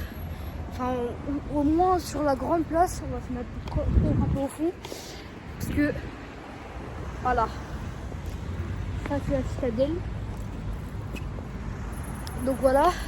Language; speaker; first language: French; native; French